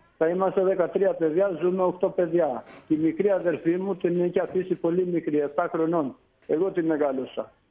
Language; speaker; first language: Greek; non-native, fluent; Albanian